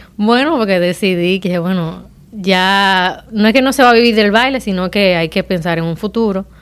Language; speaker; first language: Spanish; native; Spanish